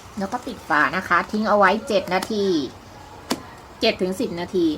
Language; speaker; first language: Thai; native; Thai